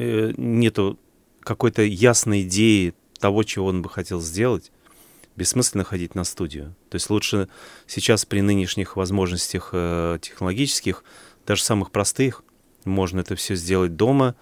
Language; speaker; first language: Russian; native; Russian